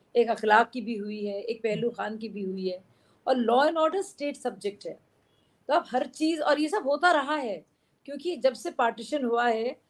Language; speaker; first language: Hindi; native; Hindi